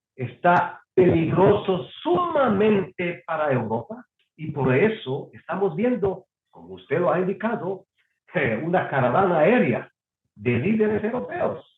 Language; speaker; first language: Spanish; non-native, fluent; Hebrew